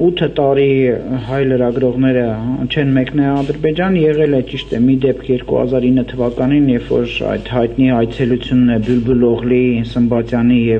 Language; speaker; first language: Armenian; native; Armenian